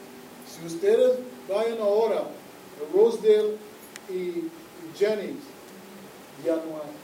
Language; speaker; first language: Spanish; non-native, fluent; English